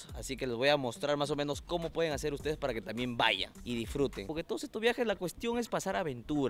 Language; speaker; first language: Spanish; native; Spanish